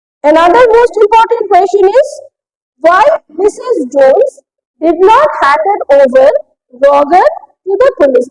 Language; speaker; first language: English; non-native, local second language; Bangla